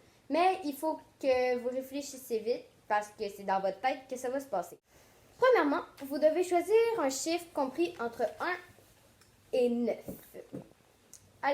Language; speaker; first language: French; native; French